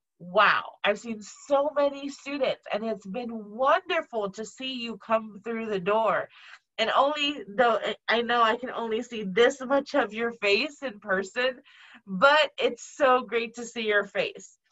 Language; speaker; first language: English; native; English